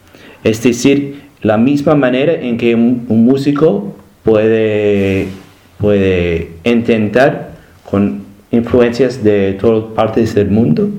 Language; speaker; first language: Spanish; non-native, learner; English